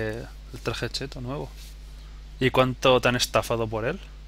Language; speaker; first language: Spanish; native; Spanish